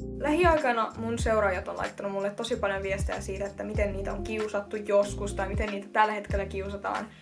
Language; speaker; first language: Finnish; early bilingual, other home language; Russian